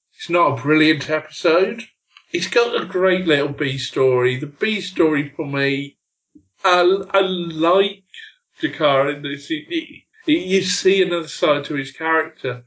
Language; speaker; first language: English; native; English